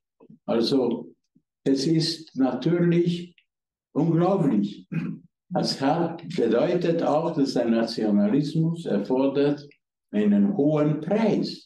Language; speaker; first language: German; non-native, fluent; Hungarian